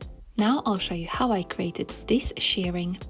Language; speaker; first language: English; non-native, fluent; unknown